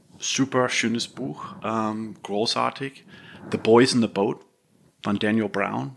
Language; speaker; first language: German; non-native, fluent; English